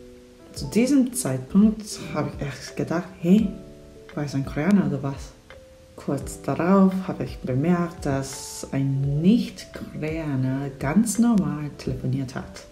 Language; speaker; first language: German; non-native, fluent; Korean